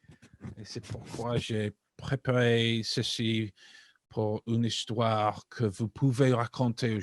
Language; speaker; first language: French; non-native, learner; English